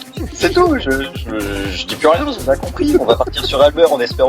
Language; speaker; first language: French; native; French